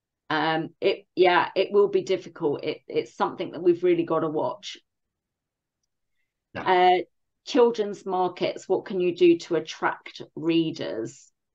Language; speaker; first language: English; native; English